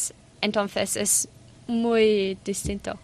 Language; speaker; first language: Spanish; non-native, learner; German